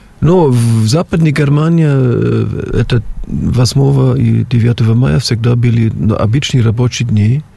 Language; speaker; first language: Russian; non-native, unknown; German